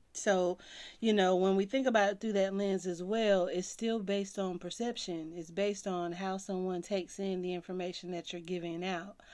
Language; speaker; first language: English; native; English